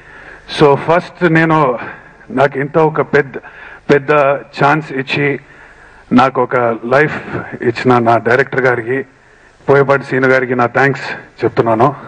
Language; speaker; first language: Telugu; non-native, learner; Malayalam